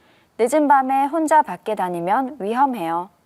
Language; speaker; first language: Korean; native; Korean